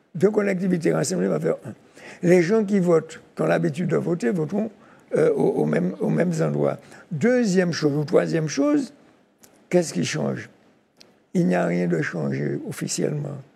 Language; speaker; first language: French; native; French